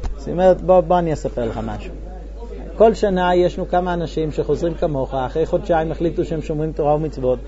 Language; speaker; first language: Hebrew; non-native, fluent; English